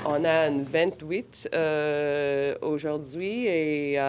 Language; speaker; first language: French; non-native, local second language; English